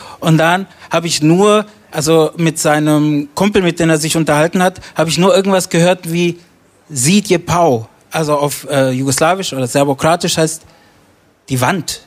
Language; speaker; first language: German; early bilingual, other home language; Romany